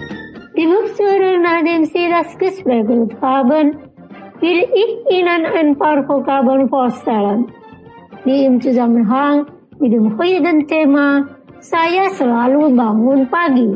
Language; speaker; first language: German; non-native, learner; Indonesian